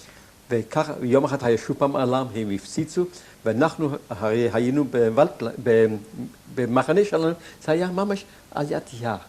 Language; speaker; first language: Hebrew; non-native, fluent; German